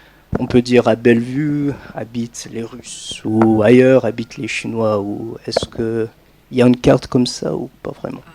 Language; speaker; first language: French; non-native, fluent; English